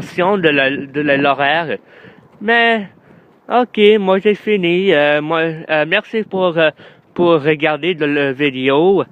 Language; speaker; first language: French; non-native, learner; English